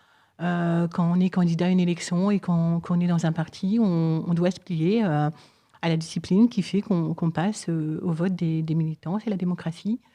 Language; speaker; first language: French; native; French